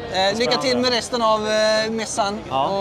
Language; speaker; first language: Swedish; native; Swedish